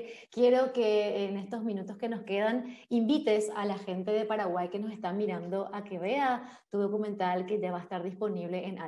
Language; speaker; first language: Spanish; native; Spanish